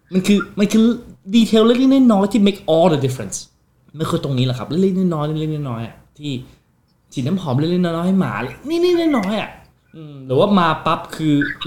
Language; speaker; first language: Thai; non-native, fluent; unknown